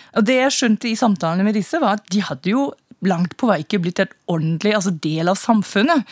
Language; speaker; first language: Norwegian; non-native, fluent; German